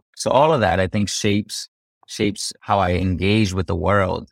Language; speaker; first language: English; native; English